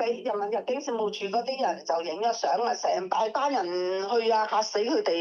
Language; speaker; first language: Cantonese; native; Cantonese